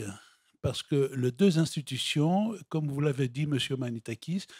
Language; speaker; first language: French; non-native, fluent; Greek